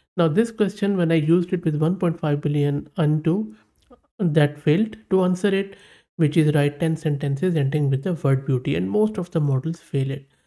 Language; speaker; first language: English; non-native, local second language; Urdu